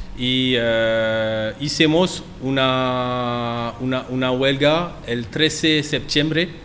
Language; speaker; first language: Spanish; non-native, learner; French